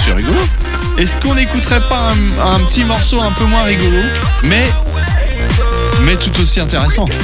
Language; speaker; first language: French; native; French